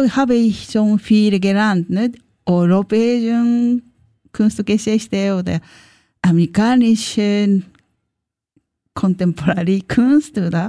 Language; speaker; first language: German; non-native, learner; Japanese